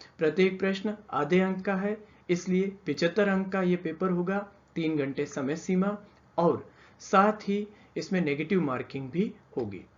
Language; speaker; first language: Hindi; native; Hindi